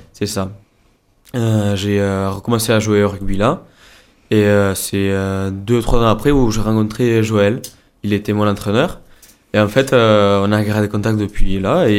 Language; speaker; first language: French; non-native, fluent; Spanish